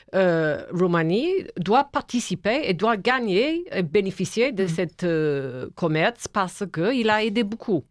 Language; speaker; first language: French; non-native, fluent; English